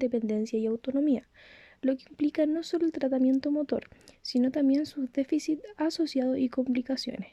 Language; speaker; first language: Spanish; native; Spanish